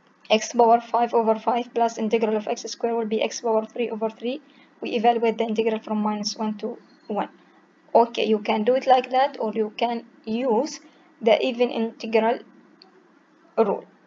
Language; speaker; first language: English; non-native, fluent; Arabic